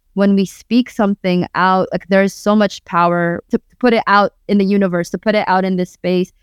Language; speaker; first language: English; early bilingual, other home language; Waray